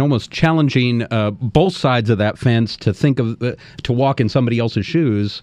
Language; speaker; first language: English; native; English